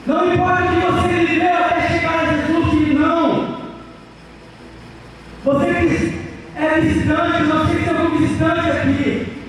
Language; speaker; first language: Portuguese; native; Portuguese